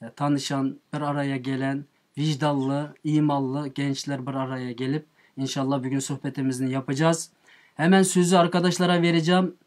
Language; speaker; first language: Turkish; non-native, fluent; Uyghur